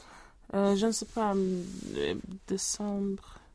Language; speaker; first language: French; non-native, learner; Swedish